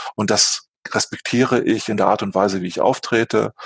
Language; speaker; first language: German; native; German